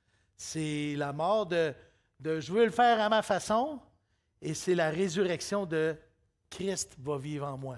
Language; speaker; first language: French; native; French